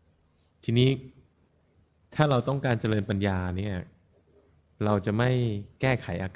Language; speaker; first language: Thai; native; Thai